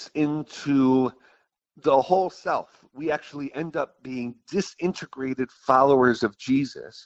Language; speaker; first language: English; native; English